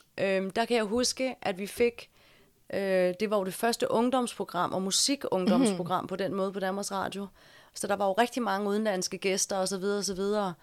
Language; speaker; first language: Danish; early bilingual, other home language; English